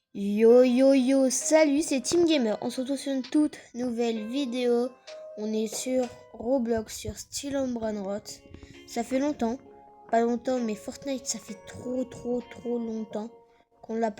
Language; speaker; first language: French; native; French